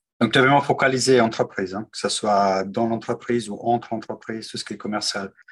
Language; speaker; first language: French; non-native, local second language; Swiss German